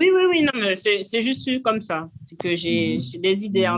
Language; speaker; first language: French; native; French